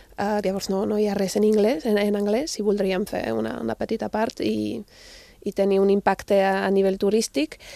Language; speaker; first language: Catalan; non-native, fluent; German